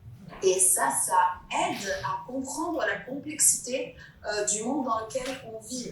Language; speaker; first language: French; non-native, fluent; Italian